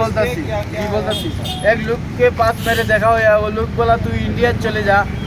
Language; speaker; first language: Hindi; non-native, learner; Bangla